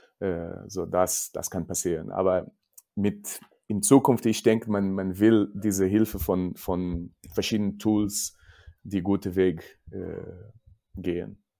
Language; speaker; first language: German; non-native, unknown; Portuguese